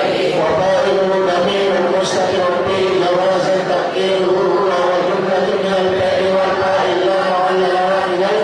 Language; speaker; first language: Arabic; non-native, fluent; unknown